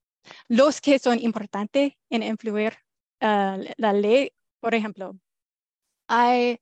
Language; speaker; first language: Spanish; non-native, fluent; English